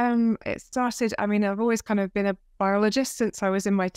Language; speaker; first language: English; native; English